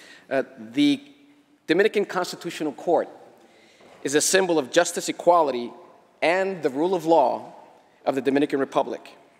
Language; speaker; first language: English; early bilingual, other home language; Spanish